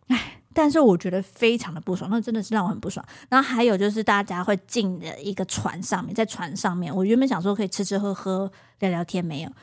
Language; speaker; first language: Chinese; native; Chinese